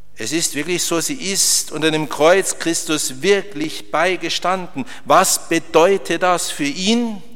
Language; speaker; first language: German; native; German